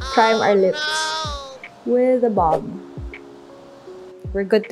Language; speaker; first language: English; non-native, local second language; Filipino